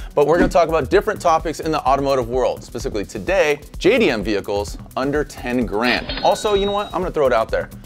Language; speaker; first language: English; native; English